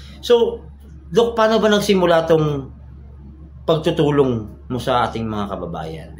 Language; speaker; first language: Filipino; native; Filipino